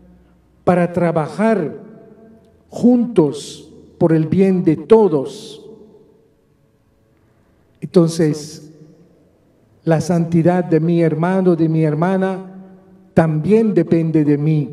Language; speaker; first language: Spanish; non-native, fluent; Maltese